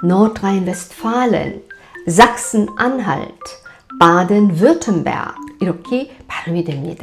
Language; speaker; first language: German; non-native, fluent; Korean